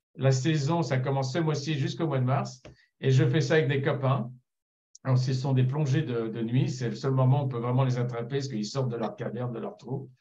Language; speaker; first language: French; native; French